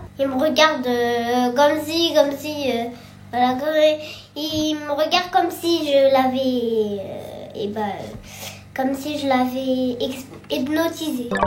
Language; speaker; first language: French; native; French